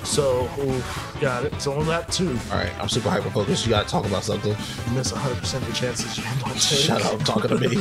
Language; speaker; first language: English; native; English